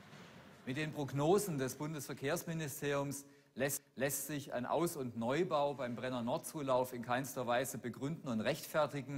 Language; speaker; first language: German; native; German